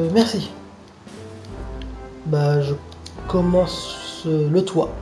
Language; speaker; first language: French; native; French